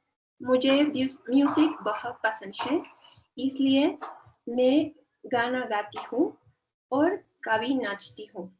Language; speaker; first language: Hindi; non-native, learner; Spanish